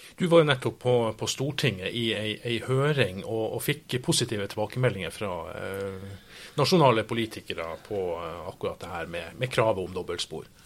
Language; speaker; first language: Norwegian; native; Norwegian